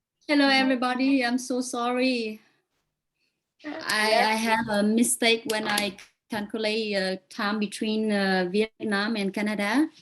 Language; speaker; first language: English; non-native, fluent; Vietnamese